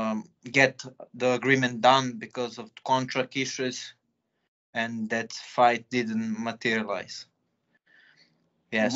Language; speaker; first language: English; non-native, fluent; Serbian